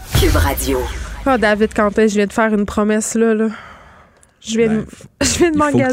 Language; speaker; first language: French; native; French